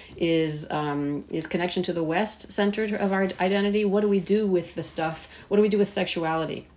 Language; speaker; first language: English; early bilingual, heritage; Persian